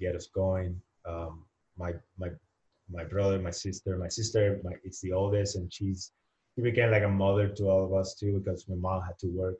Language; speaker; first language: English; non-native, fluent; Spanish